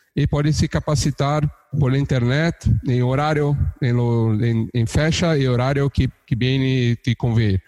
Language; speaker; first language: Portuguese; native; Portuguese